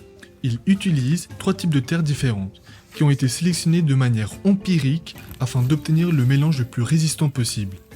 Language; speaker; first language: French; native; French